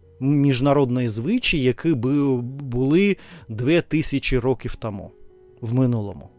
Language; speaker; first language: Ukrainian; non-native, learner; Russian